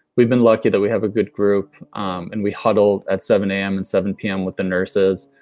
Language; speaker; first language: English; native; English